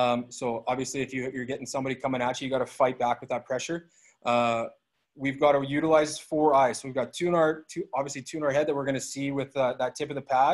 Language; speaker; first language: English; native; English